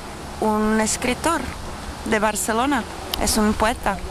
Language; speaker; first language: Spanish; non-native, learner; Czech